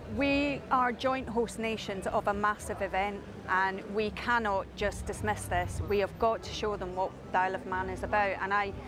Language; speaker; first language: English; native; English